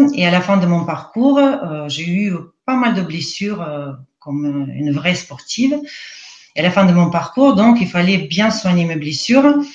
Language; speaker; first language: French; non-native, fluent; Russian